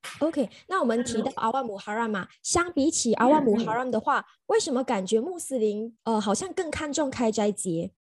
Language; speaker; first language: Chinese; native; Chinese